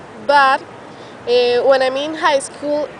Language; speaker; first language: English; non-native, learner; Spanish